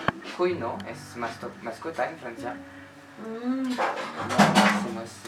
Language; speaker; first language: Spanish; non-native, learner; French